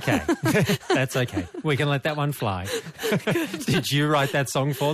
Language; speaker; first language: English; native; English